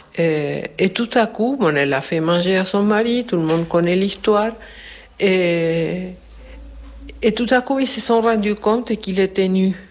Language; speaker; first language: French; non-native, fluent; Spanish